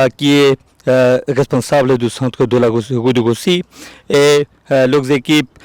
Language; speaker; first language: French; non-native, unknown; Urdu